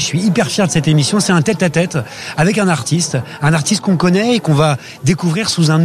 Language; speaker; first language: French; native; French